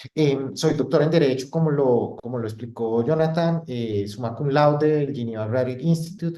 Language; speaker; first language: Spanish; native; Spanish